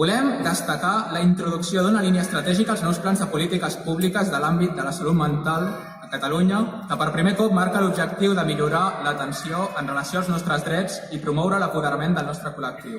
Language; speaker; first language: Catalan; native; Catalan